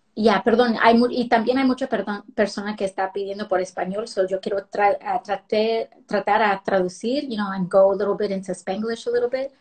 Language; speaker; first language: Spanish; early bilingual, other home language; English